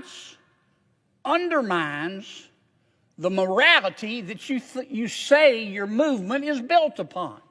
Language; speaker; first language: English; native; English